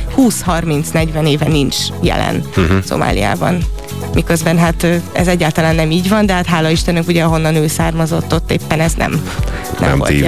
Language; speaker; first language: Hungarian; native; Hungarian